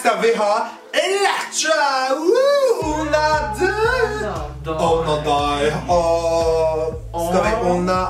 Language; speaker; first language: Swedish; non-native, fluent; English